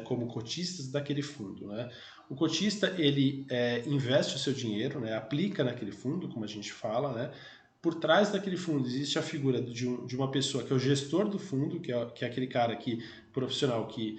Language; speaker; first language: Portuguese; native; Portuguese